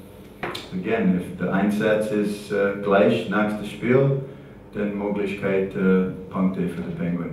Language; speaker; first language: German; non-native, learner; English